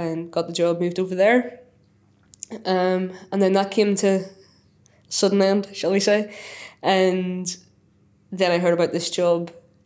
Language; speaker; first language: English; native; English